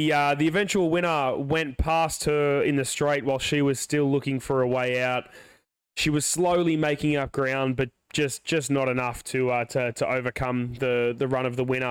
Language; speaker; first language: English; native; English